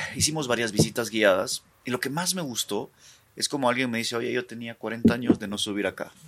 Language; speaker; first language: Spanish; native; Spanish